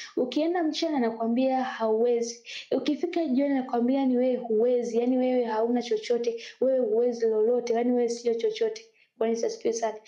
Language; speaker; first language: Swahili; native; Swahili